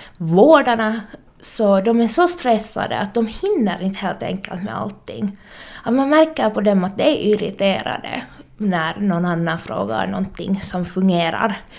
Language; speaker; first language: Swedish; native; Swedish